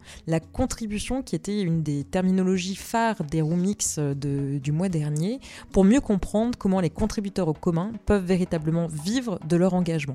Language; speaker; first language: French; native; French